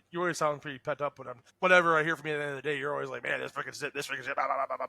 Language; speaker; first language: English; native; English